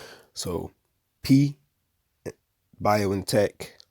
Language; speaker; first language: English; native; English